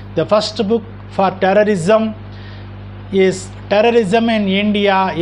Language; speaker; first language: English; non-native, local second language; Tamil